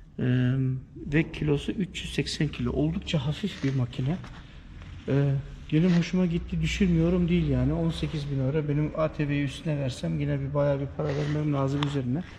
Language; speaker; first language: Turkish; early bilingual, heritage; Turkish